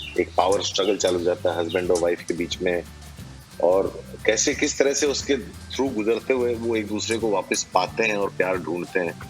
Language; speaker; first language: Hindi; native; Hindi